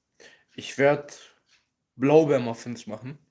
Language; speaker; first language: German; early bilingual, other home language; Kurdish